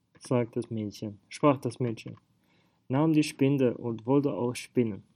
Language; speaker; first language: German; non-native, fluent; Swedish